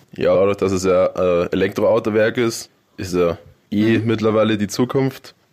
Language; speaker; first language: German; native; German